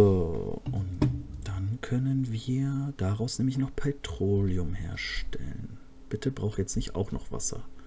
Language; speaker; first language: German; native; German